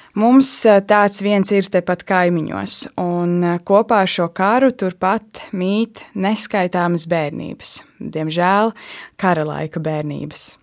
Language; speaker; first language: Latvian; native; Latvian